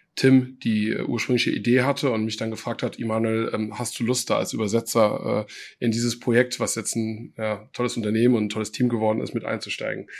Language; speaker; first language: German; early bilingual, other home language; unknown